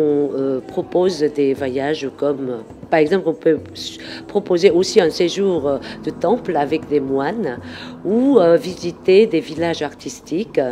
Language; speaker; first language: French; non-native, fluent; Korean